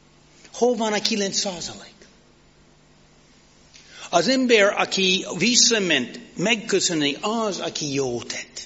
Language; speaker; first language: Hungarian; non-native, fluent; English